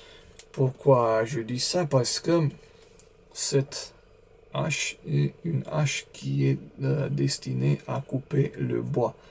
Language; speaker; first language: French; non-native, learner; Romanian